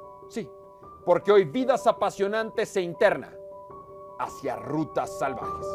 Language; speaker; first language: Spanish; native; Spanish